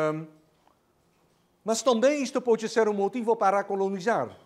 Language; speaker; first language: Portuguese; non-native, fluent; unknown